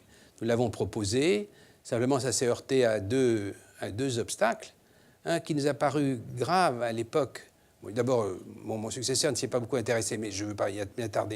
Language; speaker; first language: French; native; French